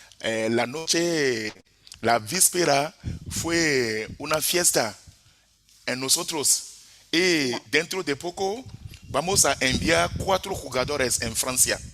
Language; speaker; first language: Spanish; non-native, fluent; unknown